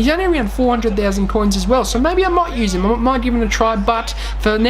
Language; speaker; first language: English; native; English